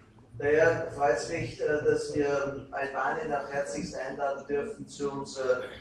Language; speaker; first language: German; native; German